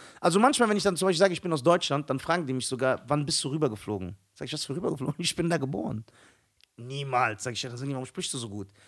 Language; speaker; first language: German; early bilingual, other home language; Arabic